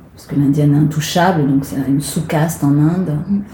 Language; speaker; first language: French; native; French